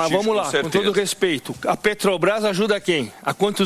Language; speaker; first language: Portuguese; native; Portuguese